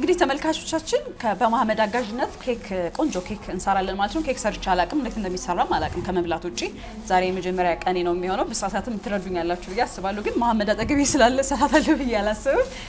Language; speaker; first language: Amharic; native; Amharic